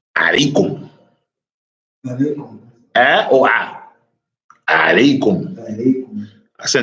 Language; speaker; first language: Arabic; non-native, fluent; English